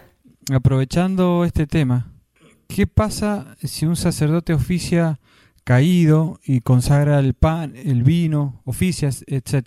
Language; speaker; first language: Spanish; native; Spanish